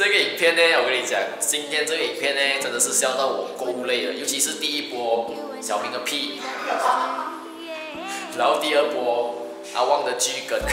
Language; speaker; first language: Chinese; native; Chinese